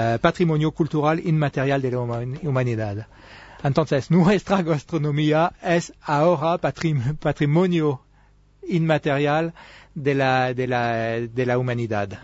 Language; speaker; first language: Spanish; non-native, fluent; French